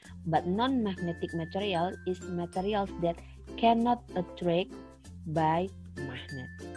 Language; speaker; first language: English; non-native, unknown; Indonesian